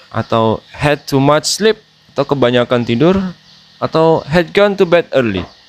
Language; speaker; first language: English; non-native, fluent; Indonesian